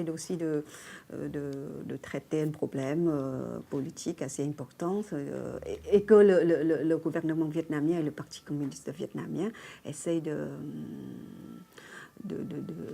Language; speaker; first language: French; non-native, fluent; Vietnamese